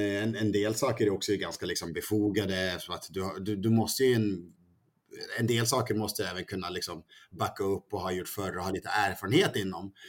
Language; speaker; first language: Swedish; early bilingual, other home language; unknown